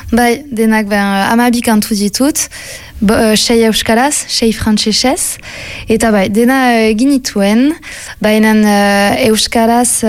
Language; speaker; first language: Basque; non-native, local second language; French